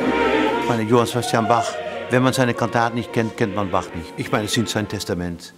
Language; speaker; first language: German; non-native, fluent; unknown